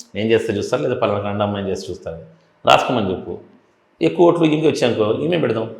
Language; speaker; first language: Telugu; native; Telugu